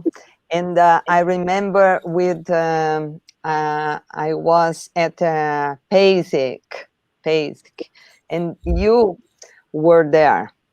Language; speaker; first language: English; non-native, learner; Portuguese